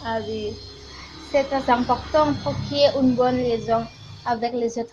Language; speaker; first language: French; non-native, learner; Indonesian